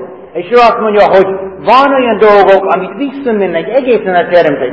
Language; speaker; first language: Hungarian; non-native, fluent; English